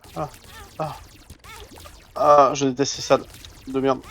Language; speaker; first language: French; native; French